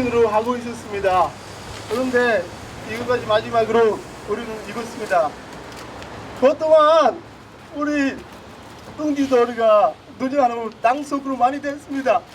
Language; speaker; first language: Korean; non-native, learner; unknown